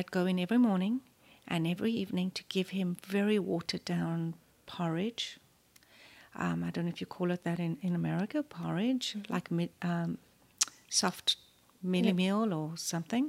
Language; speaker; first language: English; native; English